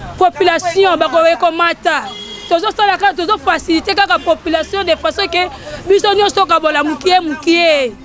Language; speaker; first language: Lingala; non-native, local second language; Kongo